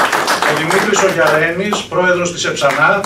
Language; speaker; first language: Greek; native; Greek